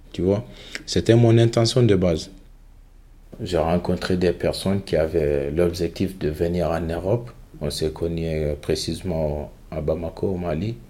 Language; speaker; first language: French; non-native, local second language; Fula